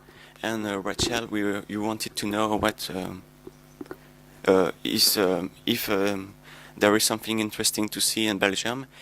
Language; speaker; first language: English; non-native, learner; French